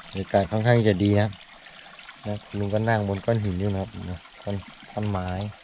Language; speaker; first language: Thai; non-native, local second language; Karen languages